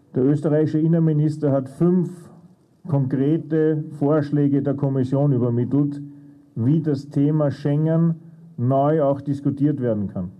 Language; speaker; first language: German; native; German